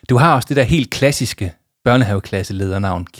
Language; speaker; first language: Danish; native; Danish